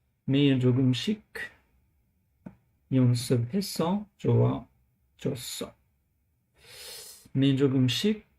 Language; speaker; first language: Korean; non-native, learner; English